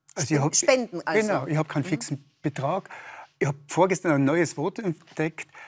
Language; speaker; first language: German; native; German